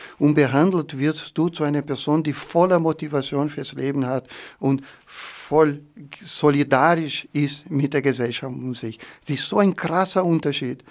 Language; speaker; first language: German; non-native, fluent; Portuguese